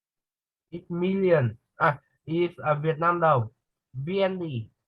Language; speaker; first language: English; non-native, learner; Vietnamese